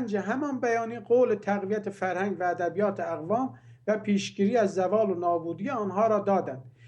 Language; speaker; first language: Persian; non-native, local second language; Azerbaijani